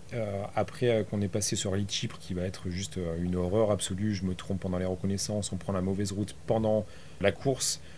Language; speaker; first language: French; native; French